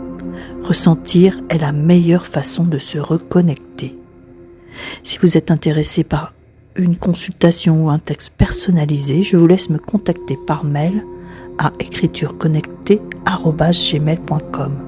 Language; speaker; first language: French; native; French